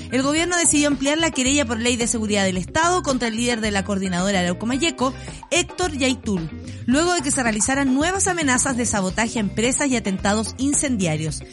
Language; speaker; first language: Spanish; native; Spanish